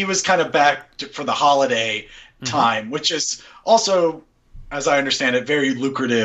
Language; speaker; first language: English; native; English